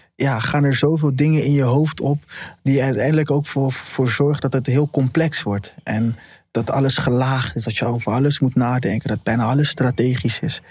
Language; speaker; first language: Dutch; early bilingual, other home language; Papiamento